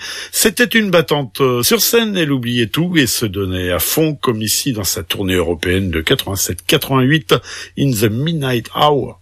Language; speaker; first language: French; native; French